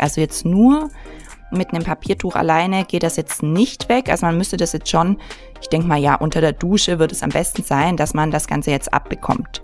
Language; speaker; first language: German; native; German